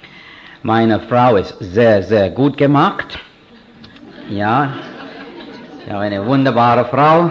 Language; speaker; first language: German; non-native, fluent; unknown